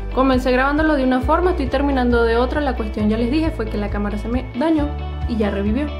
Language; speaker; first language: Spanish; native; Spanish